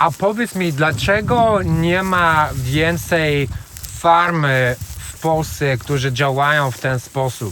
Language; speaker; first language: Polish; non-native, learner; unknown